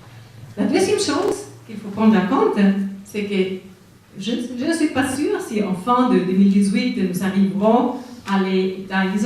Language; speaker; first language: French; non-native, fluent; Spanish